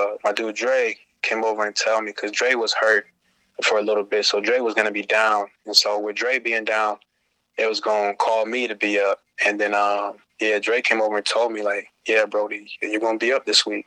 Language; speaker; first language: English; native; English